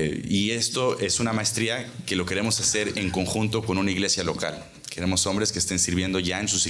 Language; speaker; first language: Spanish; native; Spanish